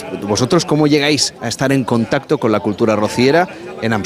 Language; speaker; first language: Spanish; native; Spanish